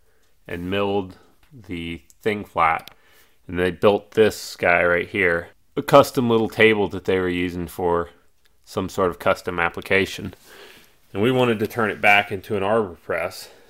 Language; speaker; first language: English; native; English